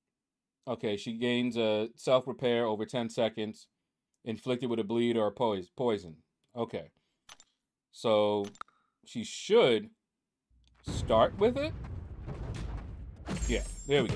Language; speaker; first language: English; native; English